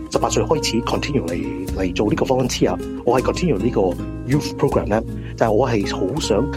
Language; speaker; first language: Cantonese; early bilingual, heritage; Cantonese